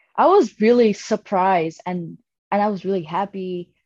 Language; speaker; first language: English; non-native, fluent; Vietnamese